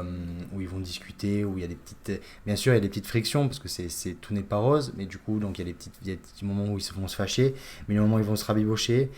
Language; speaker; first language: French; native; French